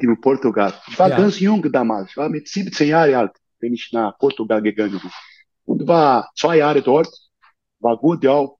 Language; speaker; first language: German; non-native, fluent; Portuguese